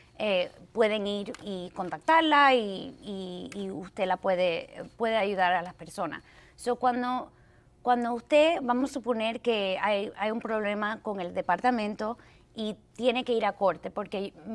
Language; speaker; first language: Spanish; early bilingual, heritage; Spanish